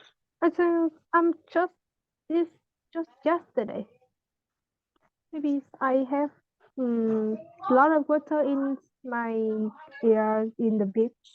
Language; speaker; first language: English; non-native, learner; Vietnamese